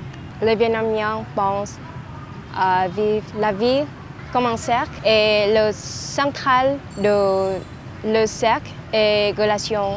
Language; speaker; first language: French; non-native, learner; Vietnamese